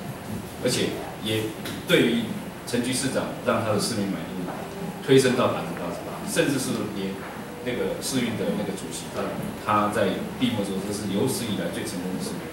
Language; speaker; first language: Chinese; native; Chinese